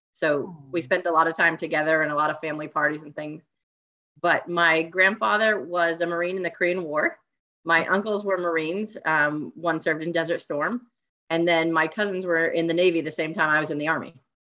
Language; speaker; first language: English; native; English